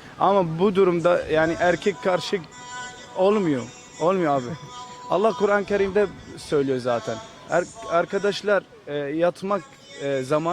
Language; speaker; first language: Turkish; non-native, learner; Arabic